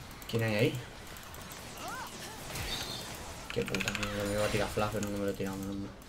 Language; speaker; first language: Spanish; native; Spanish